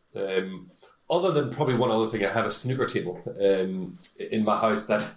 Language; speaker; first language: English; native; English